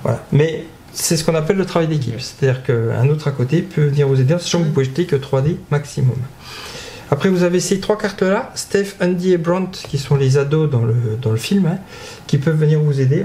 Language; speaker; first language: French; native; French